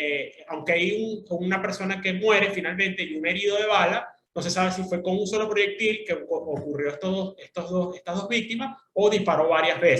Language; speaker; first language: Spanish; native; Spanish